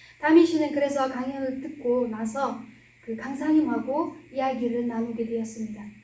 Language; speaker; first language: Korean; non-native, fluent; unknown